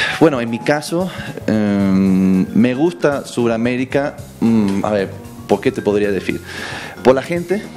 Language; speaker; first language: Spanish; early bilingual, other home language; English